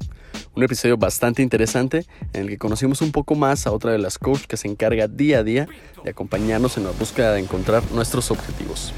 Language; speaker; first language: Spanish; native; Spanish